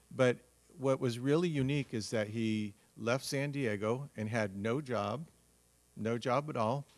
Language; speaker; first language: English; native; English